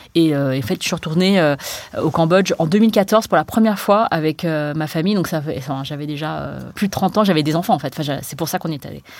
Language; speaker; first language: French; early bilingual, other home language; Chinese